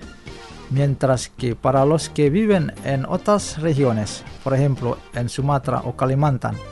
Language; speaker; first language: Spanish; non-native, fluent; Indonesian